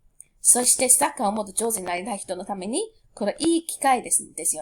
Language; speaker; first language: Japanese; non-native, fluent; English